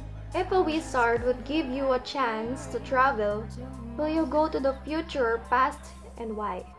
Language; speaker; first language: English; non-native, local second language; Filipino